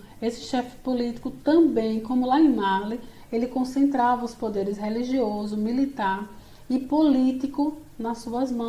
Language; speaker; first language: Portuguese; native; Portuguese